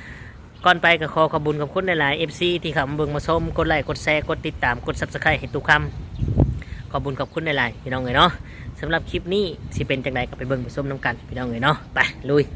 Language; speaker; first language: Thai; non-native, local second language; Lao